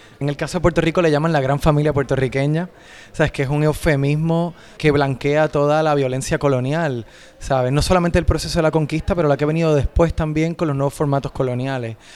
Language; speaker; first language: Spanish; native; Spanish